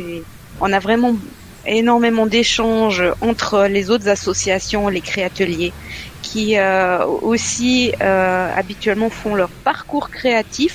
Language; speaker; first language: French; native; French